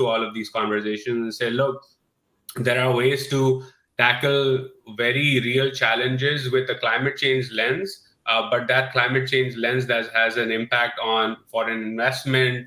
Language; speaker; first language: English; non-native, local second language; Urdu